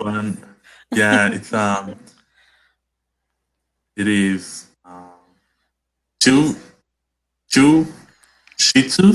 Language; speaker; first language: English; non-native, learner; Portuguese